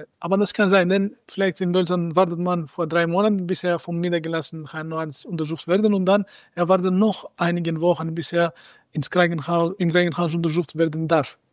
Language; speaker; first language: German; non-native, fluent; Greek